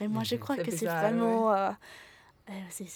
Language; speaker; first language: French; non-native, fluent; German